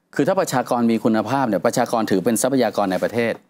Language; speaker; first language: Thai; native; Thai